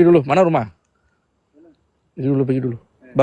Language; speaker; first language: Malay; non-native, local second language; Tamil